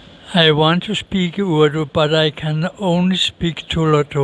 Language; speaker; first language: English; non-native, learner; Danish